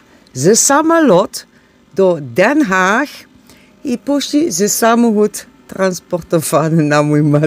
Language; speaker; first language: Polish; non-native, learner; Dutch